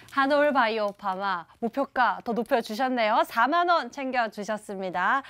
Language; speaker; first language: Korean; native; Korean